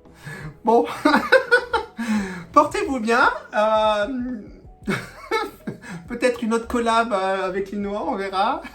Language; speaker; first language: French; native; French